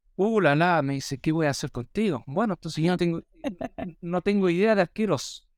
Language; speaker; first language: Spanish; non-native, fluent; English